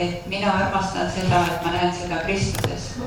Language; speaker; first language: Finnish; non-native, learner; Estonian